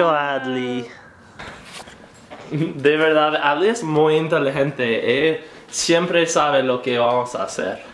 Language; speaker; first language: Spanish; non-native, fluent; English